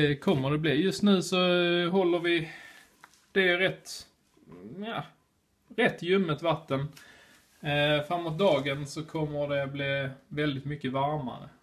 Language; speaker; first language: Swedish; native; Swedish